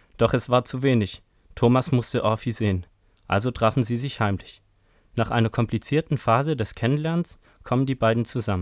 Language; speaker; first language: German; native; German